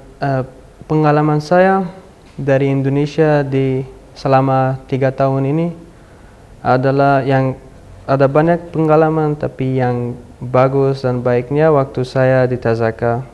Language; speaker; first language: Indonesian; non-native, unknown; Pashto